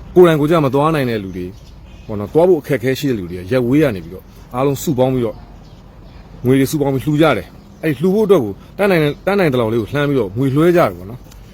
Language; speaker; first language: Burmese; native; Burmese